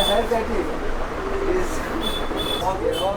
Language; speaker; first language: English; non-native, learner; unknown